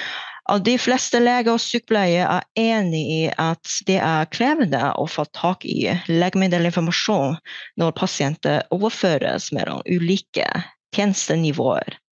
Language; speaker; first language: Norwegian; non-native, fluent; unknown